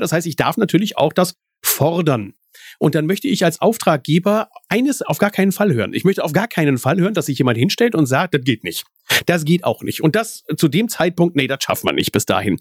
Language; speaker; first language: German; native; German